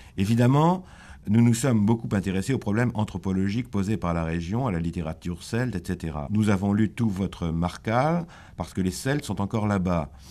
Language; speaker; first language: French; native; French